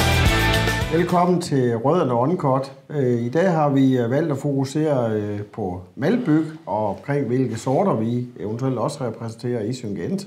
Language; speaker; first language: Danish; native; Danish